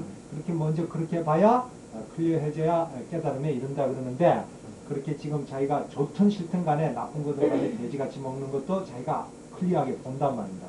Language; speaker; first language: Korean; native; Korean